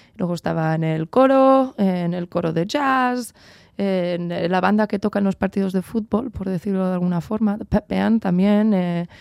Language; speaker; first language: Spanish; early bilingual, heritage; Spanish